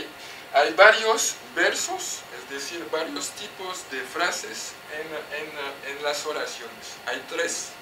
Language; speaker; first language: Spanish; non-native, fluent; French